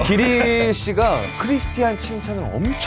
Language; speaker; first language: Korean; native; Korean